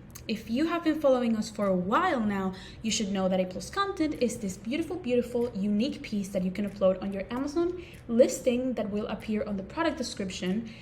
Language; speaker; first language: English; non-native, local second language; Spanish